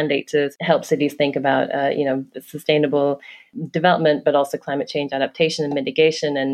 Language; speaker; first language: English; non-native, local second language; Cantonese